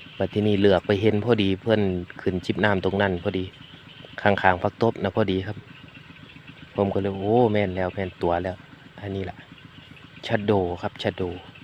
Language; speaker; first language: Thai; native; Thai